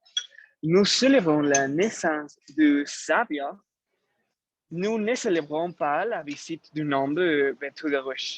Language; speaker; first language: French; non-native, learner; Spanish